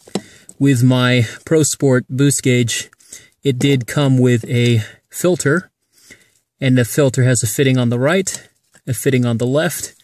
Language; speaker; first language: English; native; English